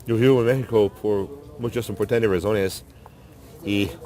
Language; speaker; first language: Spanish; non-native, learner; English